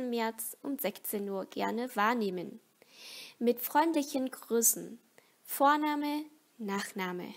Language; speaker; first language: German; non-native, fluent; Vietnamese